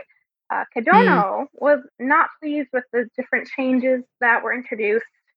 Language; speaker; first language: English; native; English